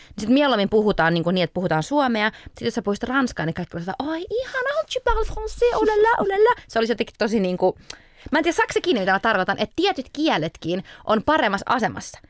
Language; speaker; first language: Finnish; early bilingual, other home language; Arabic